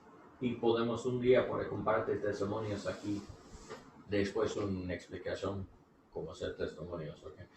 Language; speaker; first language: Spanish; non-native, learner; English